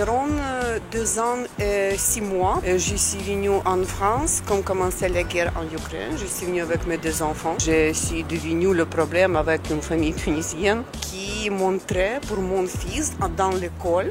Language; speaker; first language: French; non-native, learner; Ukrainian